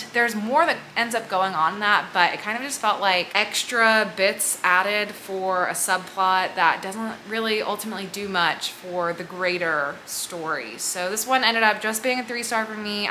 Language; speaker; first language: English; native; English